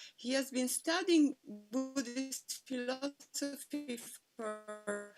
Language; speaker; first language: English; non-native, fluent; Italian